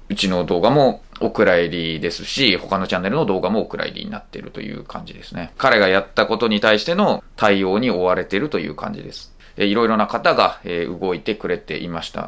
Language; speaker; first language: Japanese; native; Japanese